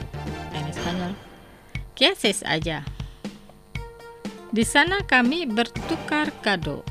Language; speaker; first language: Spanish; non-native, fluent; Indonesian